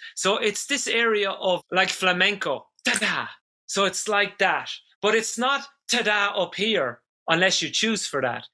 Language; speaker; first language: English; native; English